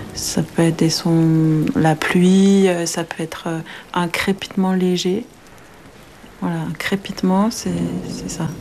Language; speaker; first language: French; native; French